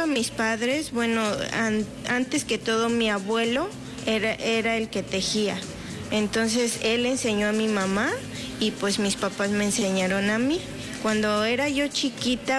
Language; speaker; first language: Spanish; non-native, local second language; Zapotec